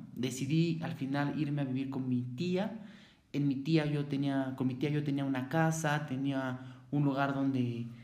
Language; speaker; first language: Spanish; native; Spanish